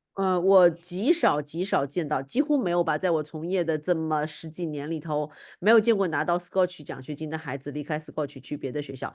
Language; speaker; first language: Chinese; native; Chinese